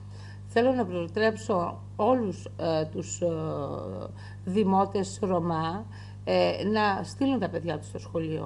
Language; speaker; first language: Greek; native; Greek